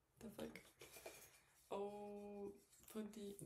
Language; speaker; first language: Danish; non-native, learner; German